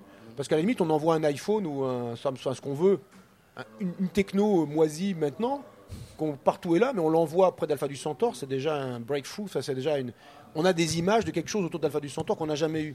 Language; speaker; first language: French; native; French